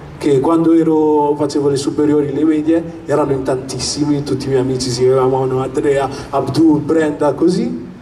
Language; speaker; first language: Italian; early bilingual, other home language; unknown